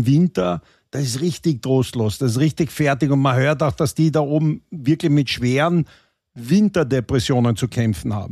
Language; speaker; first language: German; native; German